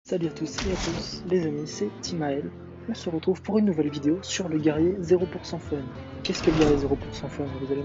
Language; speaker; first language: French; native; French